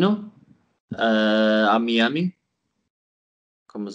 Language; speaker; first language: Spanish; non-native, learner; Swedish